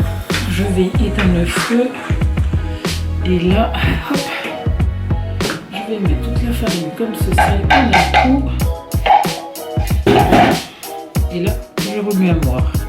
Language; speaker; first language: French; native; French